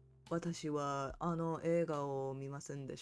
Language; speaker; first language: Japanese; non-native, learner; English